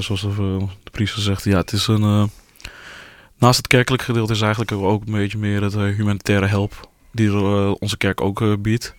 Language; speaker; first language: Dutch; early bilingual, other home language; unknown